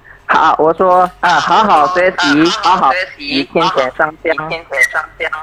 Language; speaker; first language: Chinese; non-native, fluent; Indonesian